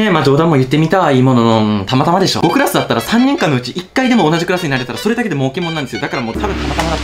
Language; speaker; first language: Japanese; native; Japanese